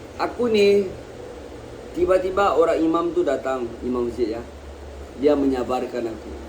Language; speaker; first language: Malay; native; Malay